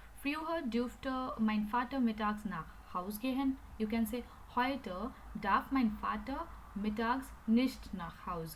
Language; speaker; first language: German; non-native, learner; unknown